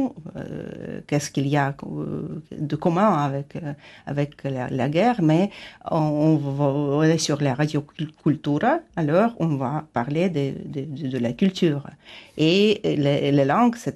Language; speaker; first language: French; non-native, fluent; Ukrainian